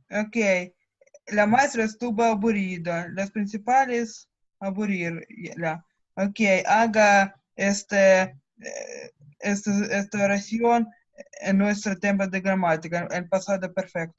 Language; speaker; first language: Spanish; non-native, learner; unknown